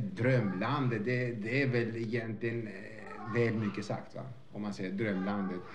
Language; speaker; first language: Swedish; non-native, fluent; Greek